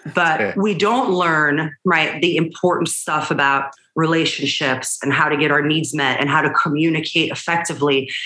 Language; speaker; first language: English; early bilingual, other home language; Hebrew